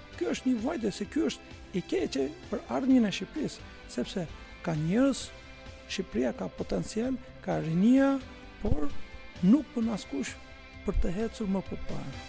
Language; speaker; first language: Albanian; non-native, fluent; Turkish